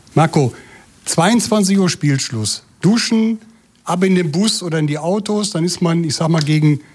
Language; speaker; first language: German; native; German